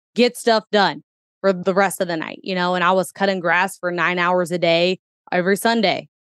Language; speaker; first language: English; native; English